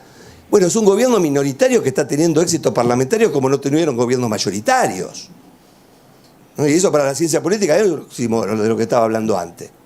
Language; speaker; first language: Spanish; native; Spanish